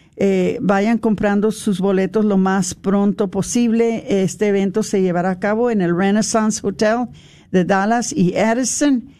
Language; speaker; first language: Spanish; early bilingual, heritage; Spanish